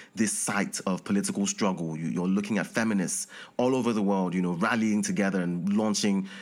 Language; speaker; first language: English; non-native, local second language; Yoruba